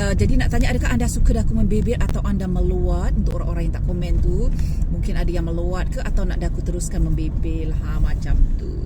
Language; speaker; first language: Malay; native; Malay